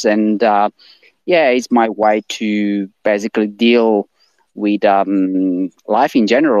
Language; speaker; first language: English; non-native, fluent; Italian